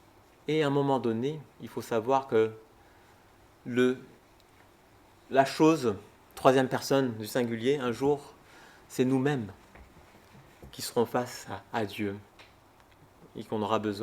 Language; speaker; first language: French; native; French